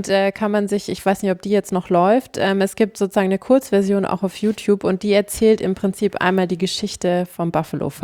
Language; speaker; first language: German; native; German